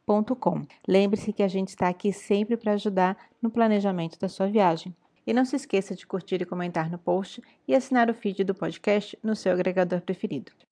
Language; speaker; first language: Portuguese; native; Portuguese